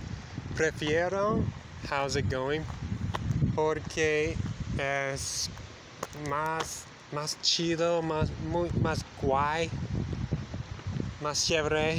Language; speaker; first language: Spanish; non-native, fluent; English